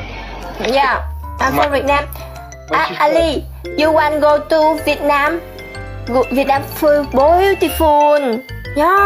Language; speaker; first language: English; non-native, learner; Vietnamese